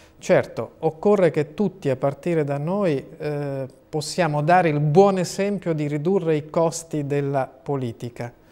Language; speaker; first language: Italian; native; Italian